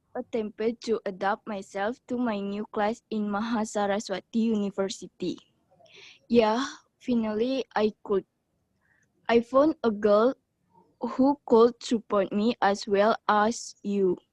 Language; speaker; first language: English; non-native, learner; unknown